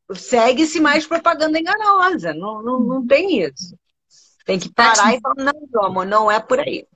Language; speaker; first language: Portuguese; early bilingual, other home language; Spanish